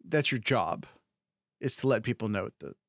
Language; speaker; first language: English; native; English